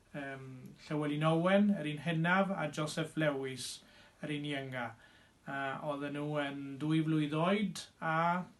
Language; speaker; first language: Welsh; early bilingual, heritage; Spanish